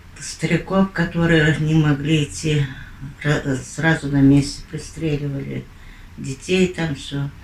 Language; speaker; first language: Russian; native; Russian